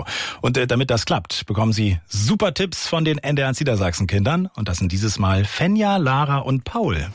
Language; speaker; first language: German; native; German